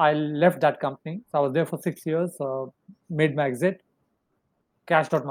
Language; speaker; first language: English; non-native, local second language; Hindi